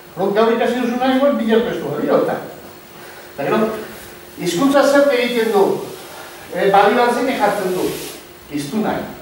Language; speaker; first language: Basque; native; Basque